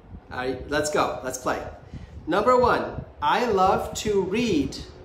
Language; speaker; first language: English; native; English